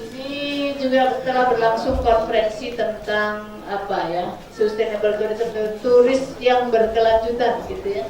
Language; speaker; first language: Indonesian; native; Indonesian